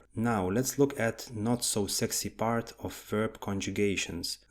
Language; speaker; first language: English; non-native, fluent; Lithuanian